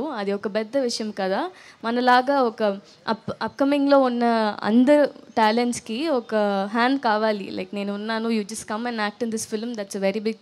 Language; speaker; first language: Telugu; non-native, local second language; Tamil